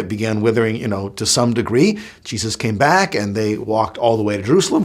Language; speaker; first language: English; native; English